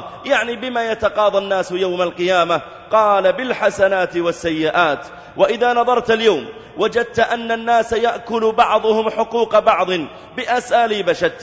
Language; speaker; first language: Arabic; native; Arabic